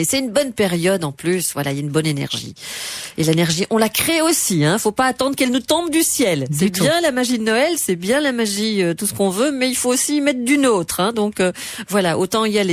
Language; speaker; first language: French; native; French